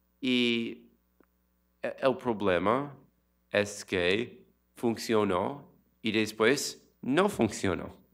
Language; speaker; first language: Spanish; non-native, learner; English